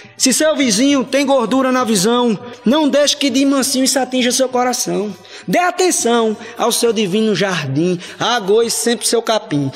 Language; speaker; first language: Portuguese; native; Portuguese